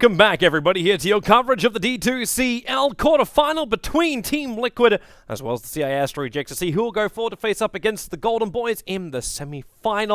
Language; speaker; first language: English; native; English